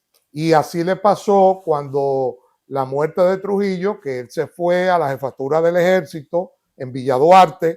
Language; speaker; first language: Spanish; native; Spanish